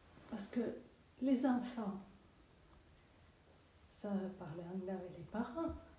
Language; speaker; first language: French; native; French